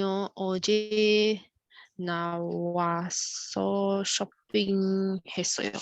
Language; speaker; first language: Korean; non-native, learner; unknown